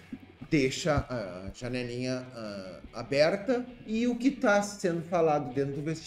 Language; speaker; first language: Portuguese; native; Portuguese